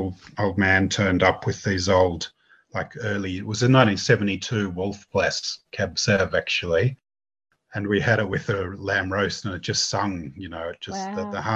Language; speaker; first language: English; native; English